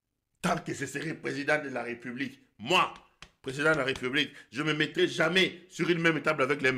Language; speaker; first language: French; non-native, local second language; Lingala